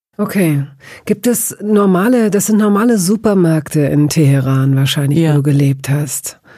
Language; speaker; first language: German; native; German